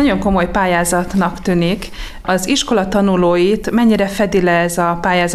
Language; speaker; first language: Hungarian; native; Hungarian